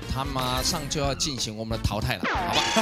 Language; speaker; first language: Chinese; native; Chinese